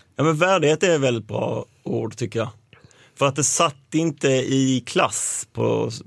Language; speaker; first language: Swedish; native; Swedish